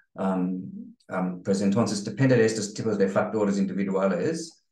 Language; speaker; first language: Spanish; non-native, learner; English